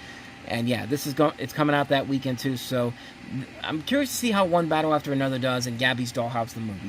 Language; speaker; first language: English; native; English